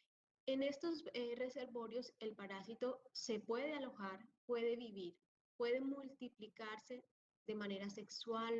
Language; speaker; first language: Spanish; native; Spanish